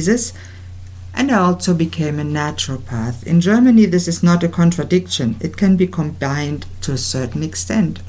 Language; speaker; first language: English; non-native, fluent; German